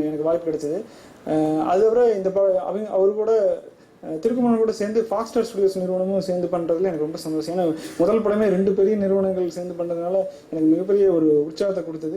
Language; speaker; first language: Tamil; native; Tamil